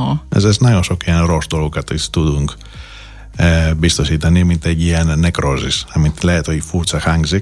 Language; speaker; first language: Hungarian; non-native, fluent; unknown